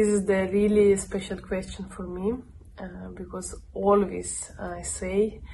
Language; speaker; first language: English; non-native, learner; Russian